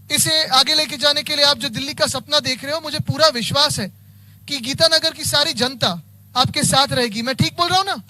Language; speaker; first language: Hindi; non-native, local second language; Marathi